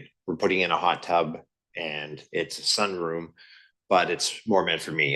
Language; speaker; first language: English; native; English